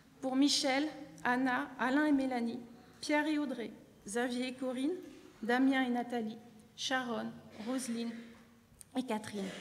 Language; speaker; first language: French; native; French